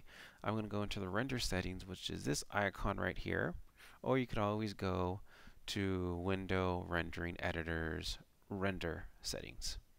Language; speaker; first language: English; native; English